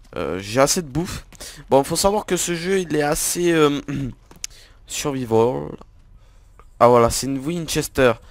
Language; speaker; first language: French; native; French